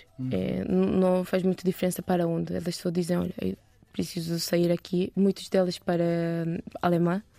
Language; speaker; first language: Portuguese; non-native, learner; Turkish